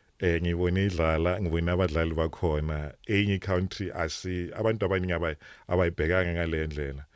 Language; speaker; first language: Zulu; non-native, local second language; Northern Sotho